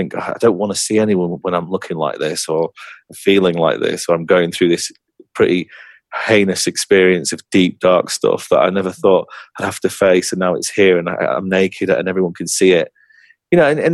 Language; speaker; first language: English; native; English